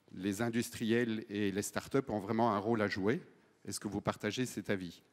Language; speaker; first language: French; native; French